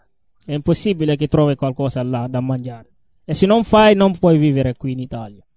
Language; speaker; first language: Italian; non-native, learner; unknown